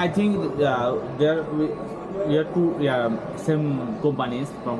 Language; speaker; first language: English; non-native, learner; Bangla